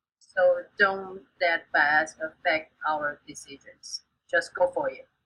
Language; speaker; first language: English; non-native, fluent; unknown